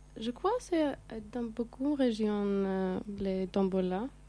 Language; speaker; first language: French; non-native, learner; Greek